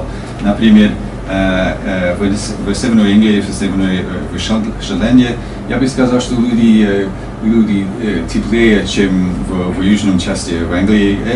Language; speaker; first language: Russian; non-native, learner; English